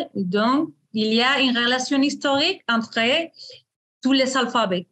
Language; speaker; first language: French; non-native, fluent; Spanish